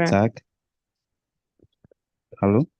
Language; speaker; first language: German; non-native, learner; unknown